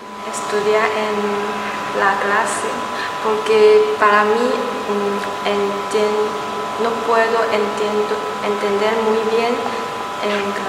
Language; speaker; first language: Spanish; non-native, learner; Chinese